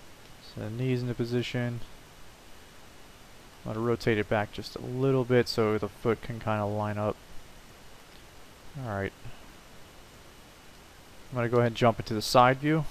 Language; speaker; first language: English; native; English